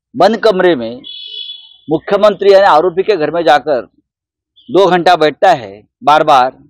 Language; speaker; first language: Hindi; non-native, local second language; Marathi